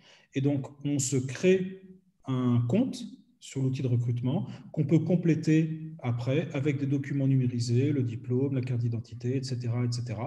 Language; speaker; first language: French; native; French